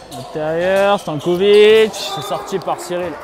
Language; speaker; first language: French; native; French